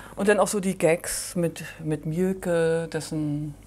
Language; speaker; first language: German; native; German